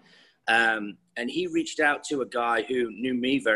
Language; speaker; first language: English; native; English